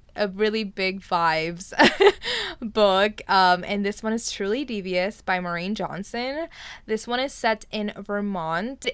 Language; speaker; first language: English; early bilingual, other home language; Spanish